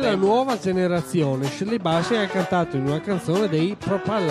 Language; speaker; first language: Italian; native; Italian